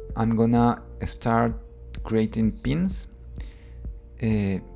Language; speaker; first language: English; non-native, fluent; Spanish